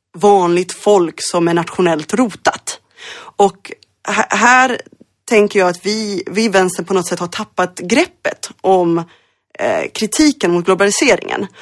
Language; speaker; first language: Swedish; early bilingual, other home language; Bosnian